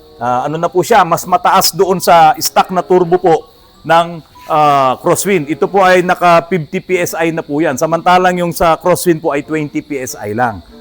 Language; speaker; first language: Filipino; native; Filipino